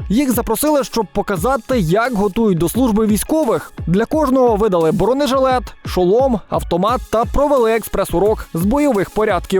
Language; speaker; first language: Ukrainian; native; Ukrainian